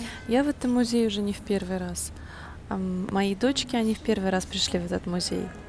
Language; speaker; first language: Russian; native; Russian